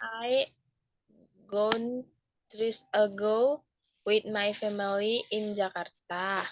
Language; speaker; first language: English; non-native, learner; Indonesian